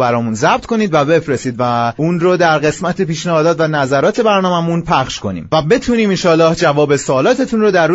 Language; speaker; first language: Persian; native; Persian